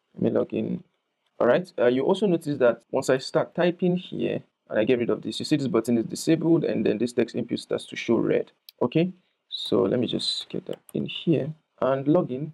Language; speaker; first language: English; non-native, local second language; Yoruba